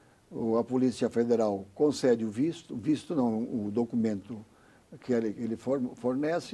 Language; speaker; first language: Portuguese; native; Portuguese